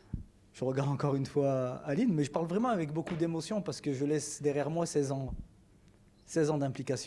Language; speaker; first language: French; native; French